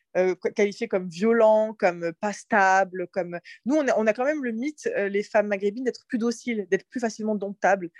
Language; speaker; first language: French; early bilingual, other home language; Arabic